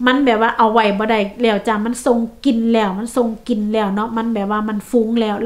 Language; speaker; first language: Thai; non-native, local second language; Lao